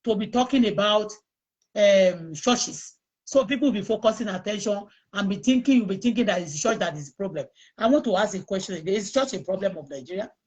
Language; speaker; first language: English; non-native, local second language; Yoruba